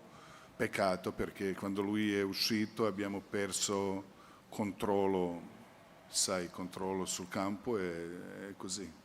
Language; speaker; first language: Italian; non-native, fluent; Croatian